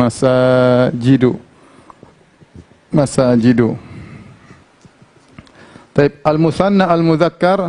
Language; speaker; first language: Arabic; non-native, fluent; Indonesian